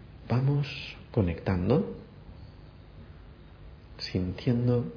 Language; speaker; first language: Spanish; native; Spanish